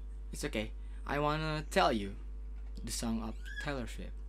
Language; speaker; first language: English; non-native, learner; Indonesian